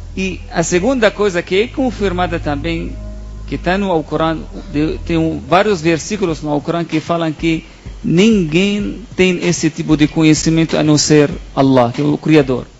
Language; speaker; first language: Portuguese; non-native, fluent; Arabic